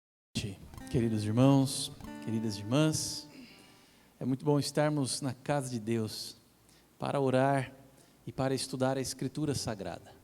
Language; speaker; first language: Portuguese; native; Portuguese